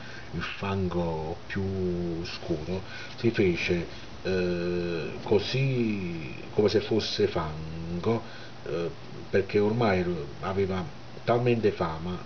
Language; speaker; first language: Italian; native; Italian